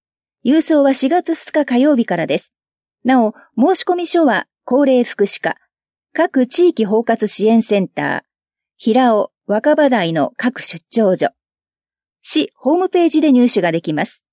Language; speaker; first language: Japanese; native; Japanese